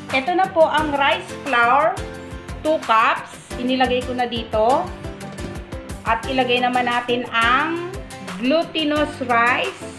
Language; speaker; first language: Filipino; non-native, local second language; Bikol